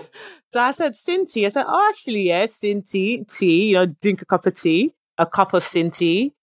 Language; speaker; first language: English; early bilingual, other home language; Dutch